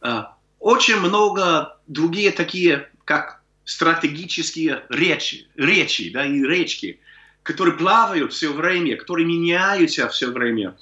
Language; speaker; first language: Russian; non-native, fluent; English